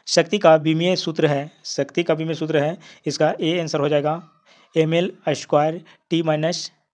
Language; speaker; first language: Hindi; native; Hindi